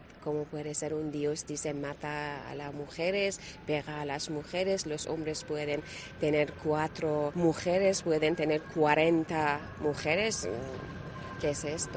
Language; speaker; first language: Spanish; non-native, learner; Persian